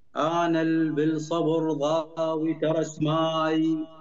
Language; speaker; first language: Arabic; native; Arabic